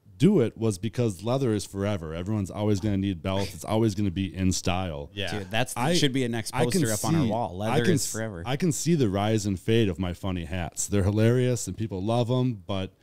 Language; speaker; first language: English; native; English